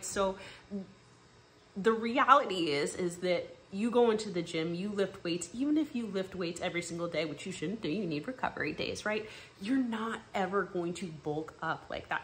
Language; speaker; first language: English; native; English